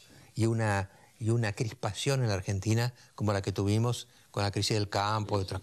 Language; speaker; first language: Spanish; native; Spanish